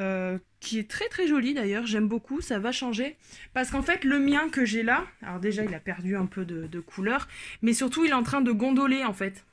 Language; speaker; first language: French; native; French